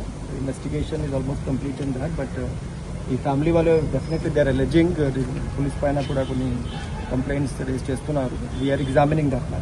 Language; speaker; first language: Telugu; non-native, learner; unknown